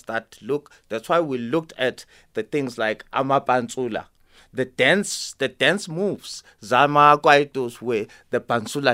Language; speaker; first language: English; non-native, local second language; Zulu